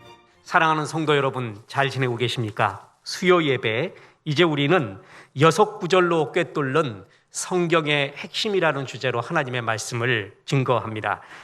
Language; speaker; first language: Korean; native; Korean